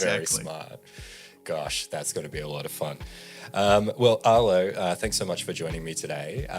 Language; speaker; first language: English; native; English